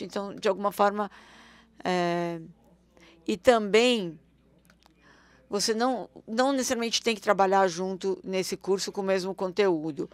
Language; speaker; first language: Portuguese; non-native, fluent; German